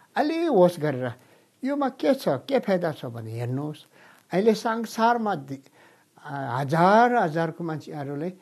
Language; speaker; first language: Nepali; non-native, fluent; Tibetan